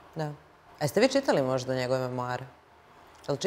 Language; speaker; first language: Serbian; native; Serbian